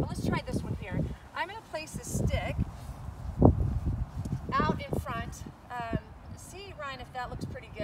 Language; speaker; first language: English; native; English